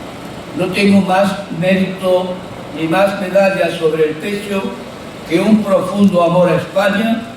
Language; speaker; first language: Spanish; native; Spanish